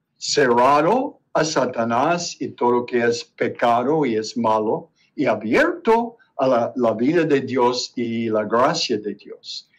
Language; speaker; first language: Spanish; non-native, learner; English